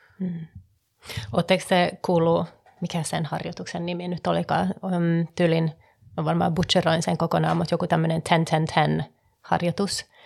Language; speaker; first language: Finnish; early bilingual, heritage; Finnish